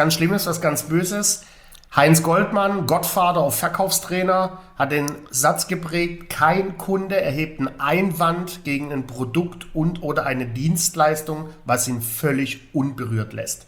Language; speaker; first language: German; native; German